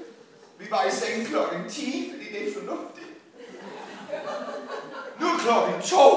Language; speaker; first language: Danish; non-native, fluent; English